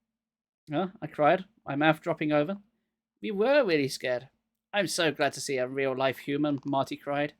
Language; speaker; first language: English; native; English